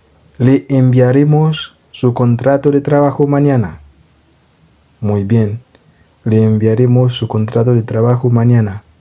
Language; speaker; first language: Spanish; non-native, fluent; Haitian Creole